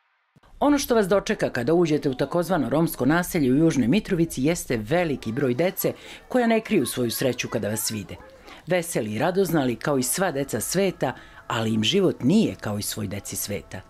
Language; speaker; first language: Serbian; native; Serbian